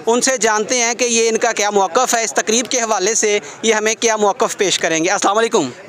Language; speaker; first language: Urdu; non-native, local second language; Punjabi